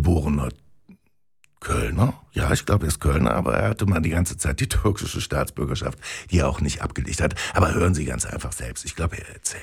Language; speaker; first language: German; native; German